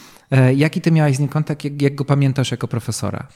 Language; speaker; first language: Polish; native; Polish